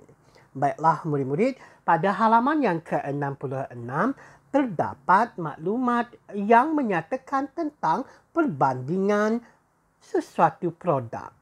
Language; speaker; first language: Malay; native; Malay